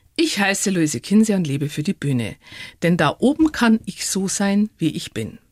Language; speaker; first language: German; native; German